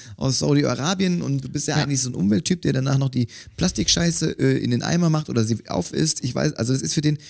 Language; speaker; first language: German; native; German